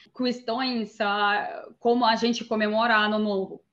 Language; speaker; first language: Portuguese; non-native, learner; Russian